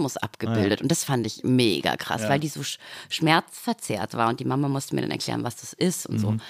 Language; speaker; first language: German; native; German